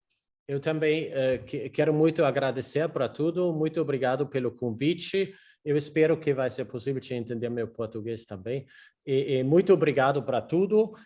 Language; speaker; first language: Portuguese; non-native, learner; German